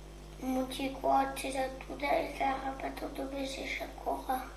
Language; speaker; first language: Basque; non-native, local second language; French